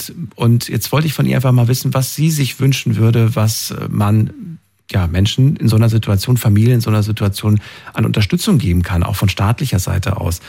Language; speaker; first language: German; native; German